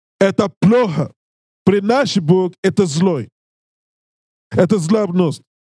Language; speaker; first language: Russian; non-native, learner; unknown